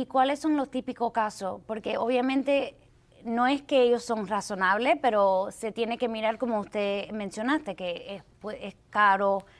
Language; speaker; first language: Spanish; early bilingual, heritage; Spanish